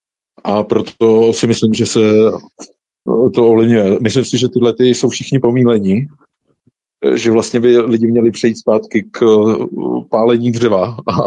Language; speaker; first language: Czech; native; Czech